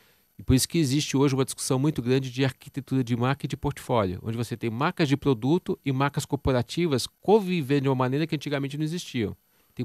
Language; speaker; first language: Portuguese; native; Portuguese